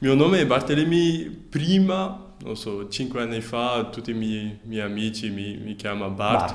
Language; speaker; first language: Italian; non-native, fluent; French